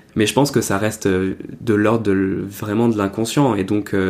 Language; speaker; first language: French; native; French